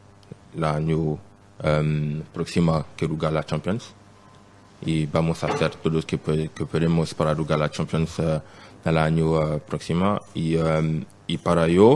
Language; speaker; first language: Spanish; non-native, learner; French